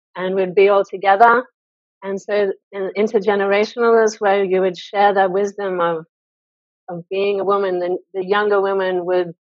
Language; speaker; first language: English; native; English